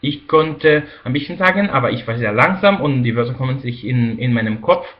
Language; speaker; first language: German; non-native, fluent; Spanish